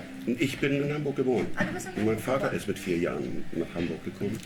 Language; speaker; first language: German; native; German